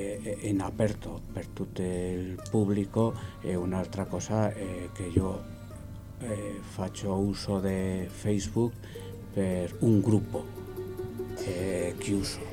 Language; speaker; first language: Italian; non-native, learner; Spanish